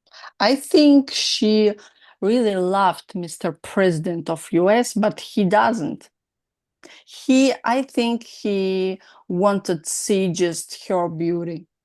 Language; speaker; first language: English; non-native, learner; Russian